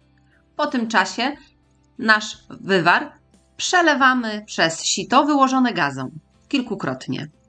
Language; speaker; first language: Polish; native; Polish